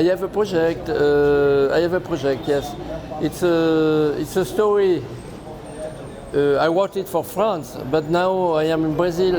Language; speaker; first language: English; non-native, fluent; French